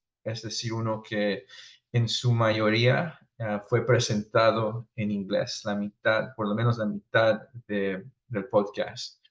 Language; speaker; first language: Spanish; early bilingual, heritage; Spanish